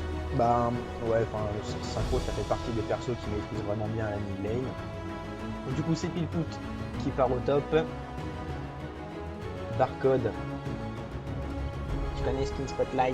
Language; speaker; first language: French; native; French